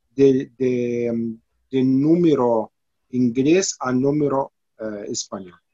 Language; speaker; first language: Spanish; non-native, fluent; Arabic